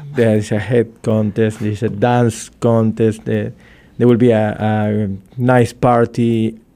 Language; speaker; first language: English; non-native, fluent; Spanish